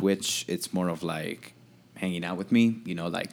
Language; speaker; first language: English; non-native, fluent; Italian